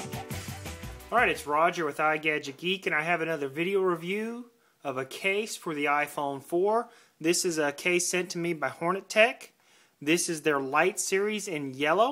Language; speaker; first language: English; native; English